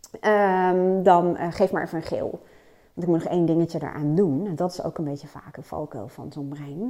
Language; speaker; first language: Dutch; native; Dutch